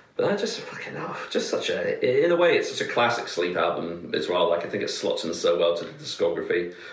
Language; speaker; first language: English; native; English